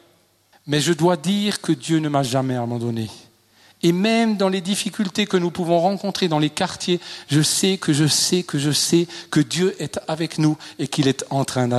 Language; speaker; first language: French; native; French